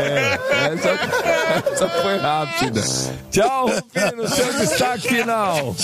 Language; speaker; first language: Portuguese; native; Portuguese